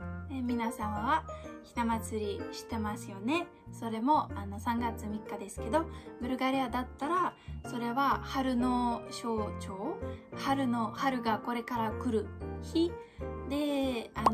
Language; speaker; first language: Japanese; non-native, fluent; Bulgarian